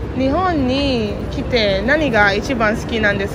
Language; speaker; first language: Japanese; non-native, learner; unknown